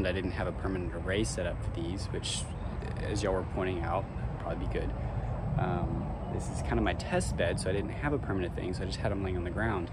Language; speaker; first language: English; native; English